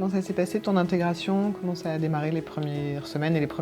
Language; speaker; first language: French; native; French